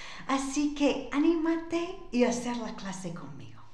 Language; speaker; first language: Spanish; non-native, fluent; English